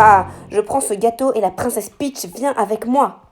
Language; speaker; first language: French; native; French